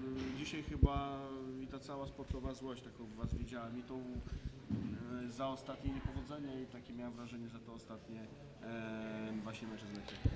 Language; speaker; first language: Polish; native; Polish